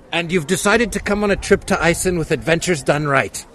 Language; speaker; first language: English; native; English